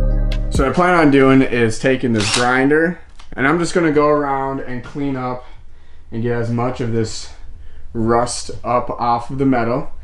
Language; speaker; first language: English; native; English